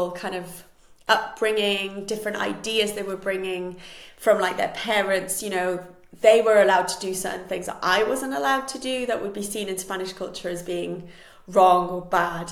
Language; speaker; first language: English; non-native, fluent; Spanish